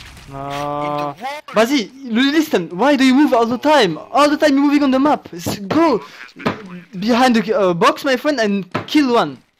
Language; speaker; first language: English; non-native, fluent; French